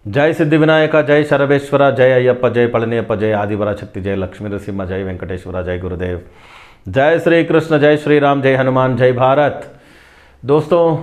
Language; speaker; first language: Hindi; non-native, local second language; Tamil